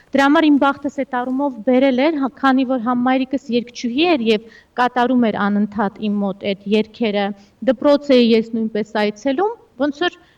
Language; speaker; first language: Armenian; early bilingual, heritage; Armenian